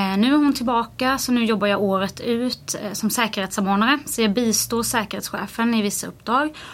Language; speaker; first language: Swedish; native; Swedish